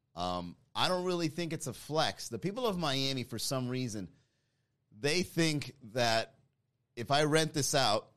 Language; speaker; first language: English; native; English